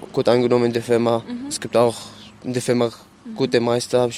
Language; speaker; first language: German; non-native, learner; Arabic